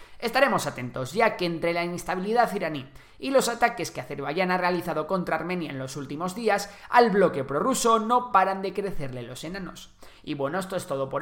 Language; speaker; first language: Spanish; native; Spanish